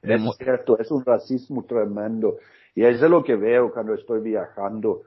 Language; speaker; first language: Spanish; non-native, learner; Norwegian